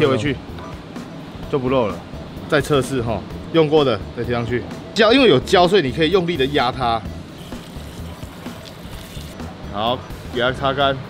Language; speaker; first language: Chinese; native; Chinese